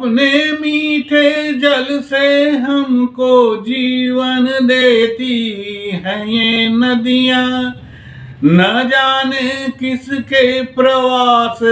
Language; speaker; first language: Hindi; native; Hindi